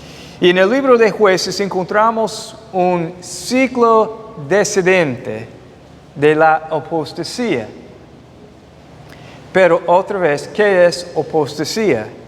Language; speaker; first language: Spanish; non-native, fluent; English